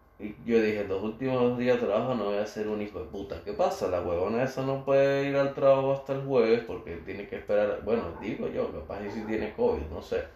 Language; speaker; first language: Spanish; native; Spanish